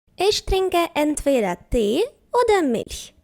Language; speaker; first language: German; non-native, fluent; Ukrainian